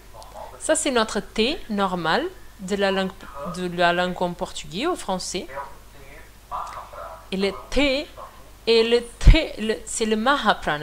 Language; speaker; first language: French; non-native, fluent; Portuguese